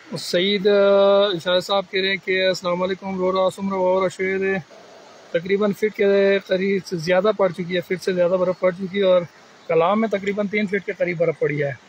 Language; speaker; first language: Urdu; non-native, local second language; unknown